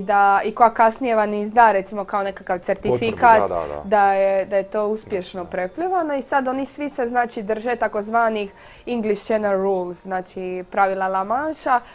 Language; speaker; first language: Croatian; native; Croatian